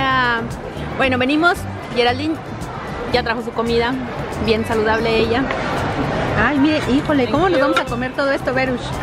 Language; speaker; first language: Spanish; native; Spanish